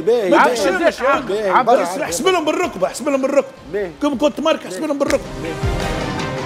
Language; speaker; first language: Arabic; native; Arabic